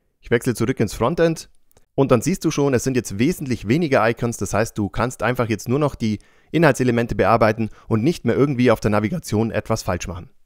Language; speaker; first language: German; native; German